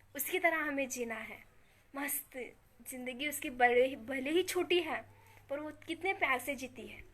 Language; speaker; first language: Hindi; non-native, local second language; Marathi